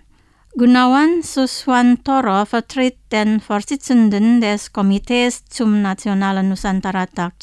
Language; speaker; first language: German; non-native, fluent; Indonesian